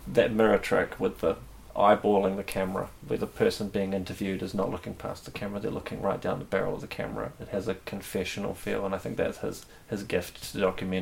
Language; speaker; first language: English; native; English